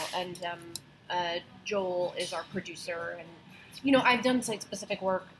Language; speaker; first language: English; native; English